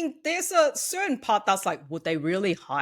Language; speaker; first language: English; native; English